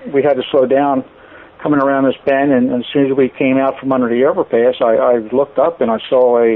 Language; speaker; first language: English; native; English